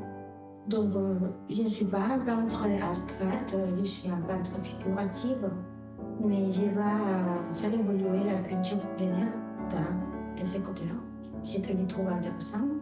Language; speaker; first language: French; non-native, fluent; Spanish